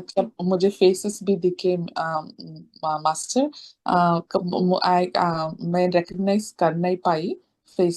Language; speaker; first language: Hindi; non-native, local second language; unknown